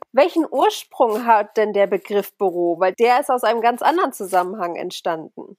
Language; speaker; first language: German; native; German